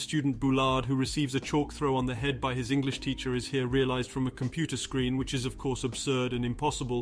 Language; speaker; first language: English; non-native, fluent; French